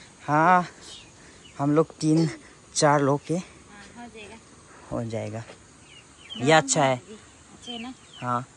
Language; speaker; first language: Hindi; non-native, local second language; Garo